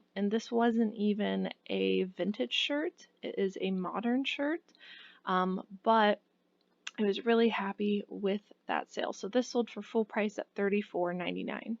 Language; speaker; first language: English; native; English